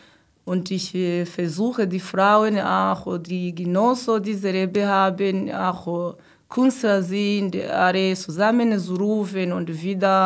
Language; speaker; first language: German; non-native, learner; Kinyarwanda